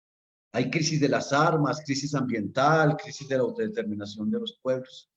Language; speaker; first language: Spanish; native; Spanish